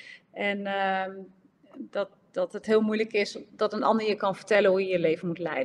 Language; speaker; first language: Dutch; native; Dutch